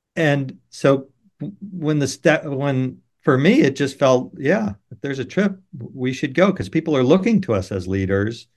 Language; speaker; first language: English; native; English